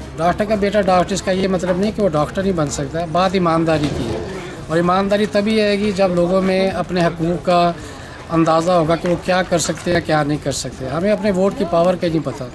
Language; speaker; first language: Urdu; native; Urdu